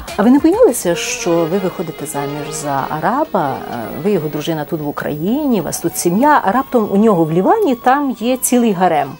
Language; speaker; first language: Ukrainian; native; Ukrainian